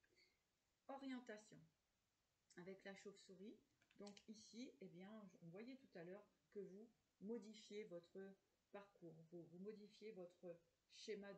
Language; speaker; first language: French; native; French